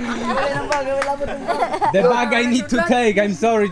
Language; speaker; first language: English; non-native, learner; Polish